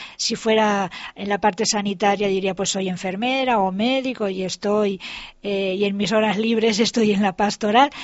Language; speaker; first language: Spanish; native; Spanish